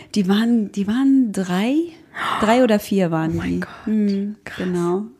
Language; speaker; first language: German; early bilingual, other home language; Croatian